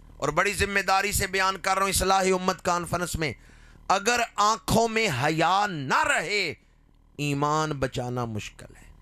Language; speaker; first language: Urdu; non-native, local second language; Punjabi